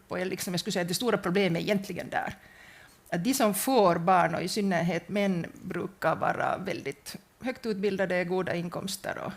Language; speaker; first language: Swedish; native; Swedish